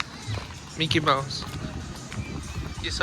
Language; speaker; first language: English; non-native, learner; Spanish